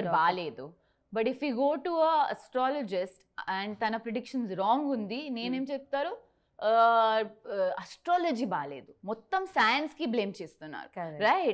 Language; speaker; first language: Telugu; non-native, learner; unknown